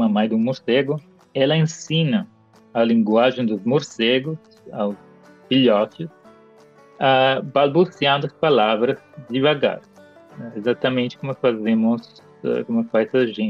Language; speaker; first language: Portuguese; non-native, fluent; Italian